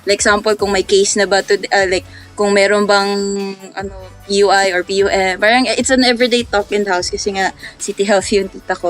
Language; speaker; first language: Filipino; non-native, local second language; Cebuano